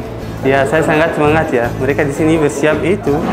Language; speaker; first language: Indonesian; non-native, learner; Arabic